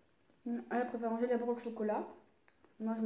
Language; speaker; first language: French; native; French